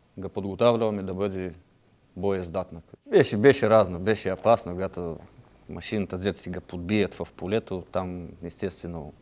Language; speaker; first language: Bulgarian; native; Bulgarian